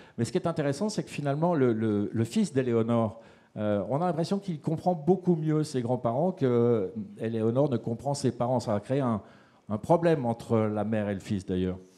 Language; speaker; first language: French; native; French